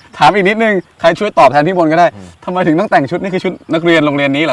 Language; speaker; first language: Thai; native; Thai